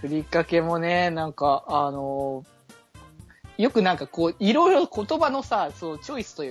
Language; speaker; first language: Japanese; native; Japanese